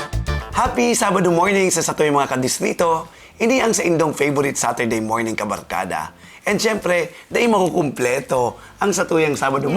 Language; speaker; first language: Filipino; non-native, local second language; Bikol